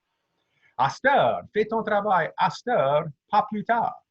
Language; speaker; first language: French; native; French